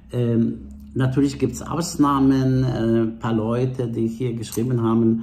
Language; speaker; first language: German; non-native, fluent; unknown